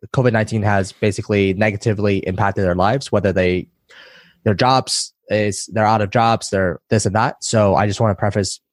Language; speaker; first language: English; early bilingual, other home language; Chinese